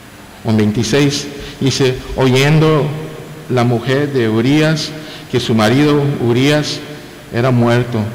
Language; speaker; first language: Spanish; non-native, fluent; English